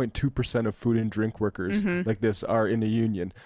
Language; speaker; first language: English; native; English